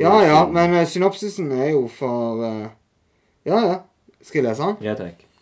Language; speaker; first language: Norwegian; native; Norwegian